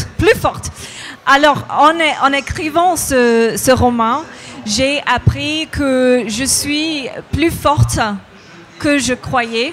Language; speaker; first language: French; non-native, fluent; English